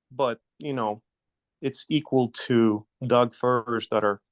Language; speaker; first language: English; non-native, fluent; Polish